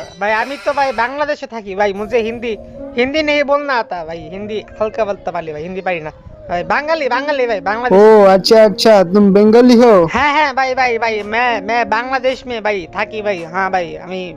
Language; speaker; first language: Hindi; non-native, learner; Bangla